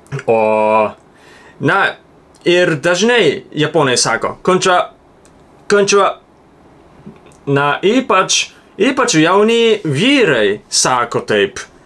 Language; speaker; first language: Lithuanian; non-native, fluent; Japanese